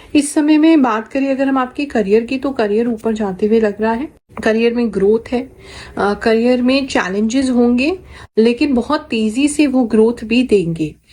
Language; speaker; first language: Hindi; native; Hindi